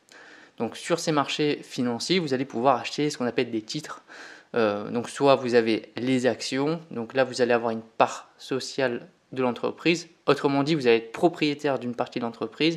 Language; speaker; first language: French; native; French